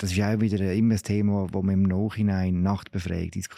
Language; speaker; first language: German; native; German